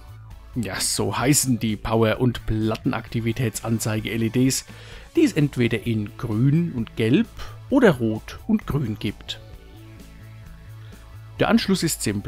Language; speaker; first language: German; native; German